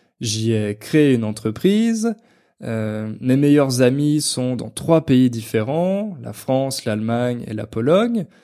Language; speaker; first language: French; native; French